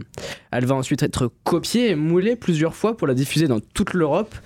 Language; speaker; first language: French; native; French